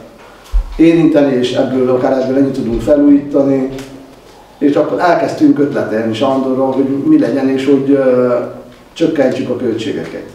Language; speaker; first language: Hungarian; native; Hungarian